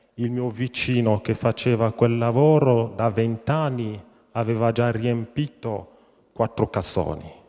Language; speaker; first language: Italian; non-native, fluent; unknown